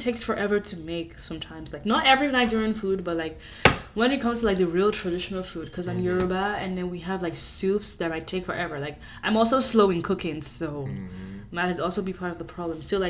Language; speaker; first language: English; non-native, local second language; Yoruba